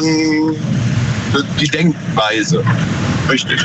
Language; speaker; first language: German; native; German